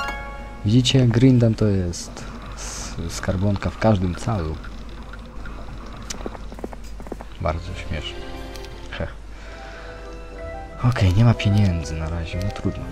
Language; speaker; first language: Polish; native; Polish